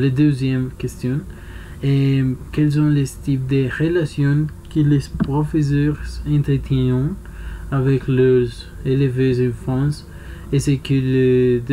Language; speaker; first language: French; non-native, learner; Spanish